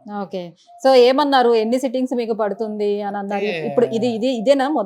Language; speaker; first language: Telugu; native; Telugu